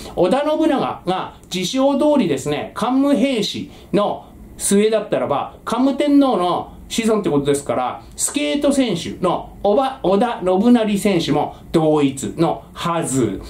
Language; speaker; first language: Japanese; native; Japanese